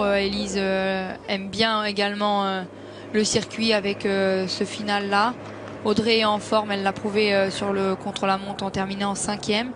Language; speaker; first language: French; native; French